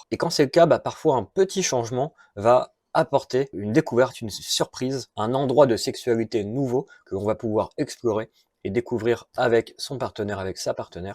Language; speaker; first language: French; native; French